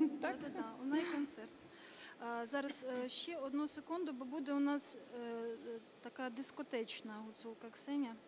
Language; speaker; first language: Ukrainian; native; Ukrainian